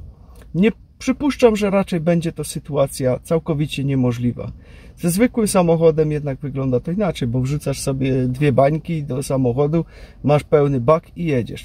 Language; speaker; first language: Polish; native; Polish